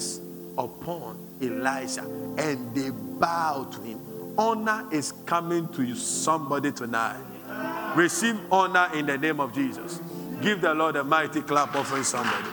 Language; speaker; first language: English; non-native, local second language; Akan